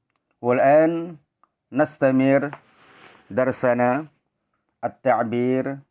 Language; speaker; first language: Arabic; non-native, fluent; Indonesian